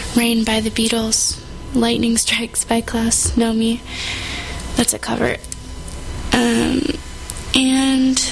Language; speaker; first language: English; native; English